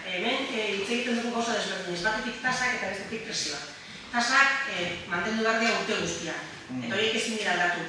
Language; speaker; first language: Basque; native; Basque